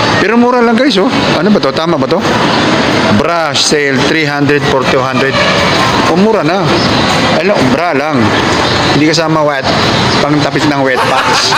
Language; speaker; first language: Filipino; non-native, local second language; Cebuano